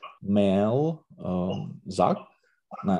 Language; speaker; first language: German; non-native, learner; Czech